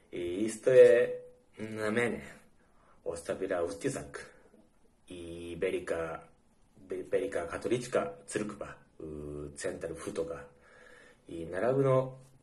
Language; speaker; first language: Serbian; non-native, learner; Japanese